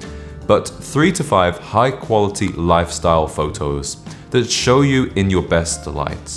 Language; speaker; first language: English; native; English